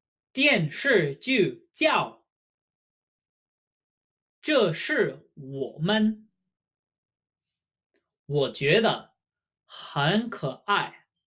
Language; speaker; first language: Chinese; non-native, fluent; English